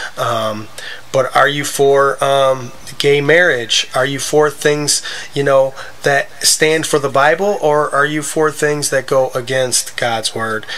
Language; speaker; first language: English; native; English